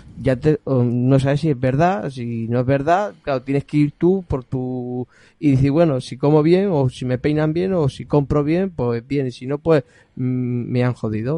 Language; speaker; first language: Spanish; native; Spanish